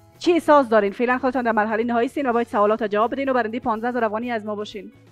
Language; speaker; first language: Persian; native; Persian